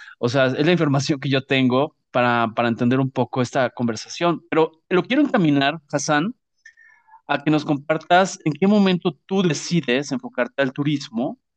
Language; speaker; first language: Spanish; native; Spanish